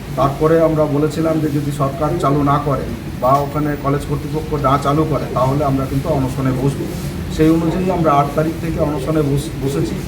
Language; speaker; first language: Bangla; non-native, local second language; Santali